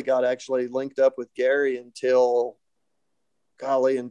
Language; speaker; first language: English; native; English